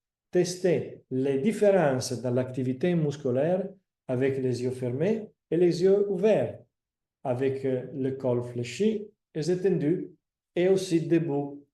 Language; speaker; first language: French; non-native, fluent; Italian